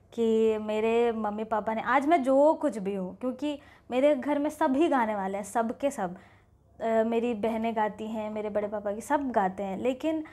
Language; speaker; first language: Hindi; native; Hindi